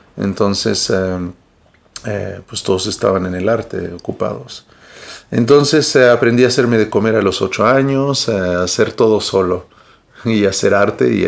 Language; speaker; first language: Spanish; early bilingual, heritage; Spanish